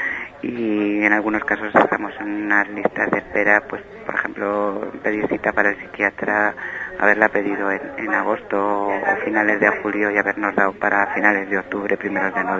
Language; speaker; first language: Spanish; native; Spanish